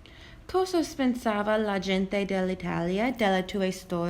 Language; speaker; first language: Italian; non-native, learner; English